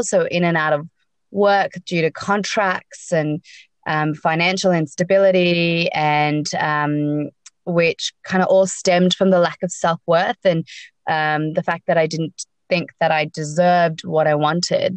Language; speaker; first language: English; native; English